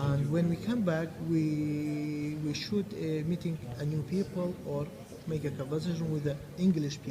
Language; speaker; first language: English; non-native, learner; Kurdish